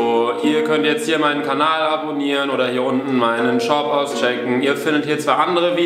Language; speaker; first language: German; native; German